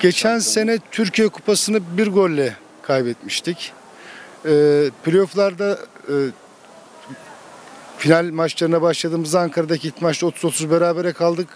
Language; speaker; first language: Turkish; native; Turkish